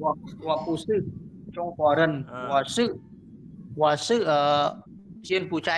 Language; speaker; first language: Chinese; non-native, learner; Khmer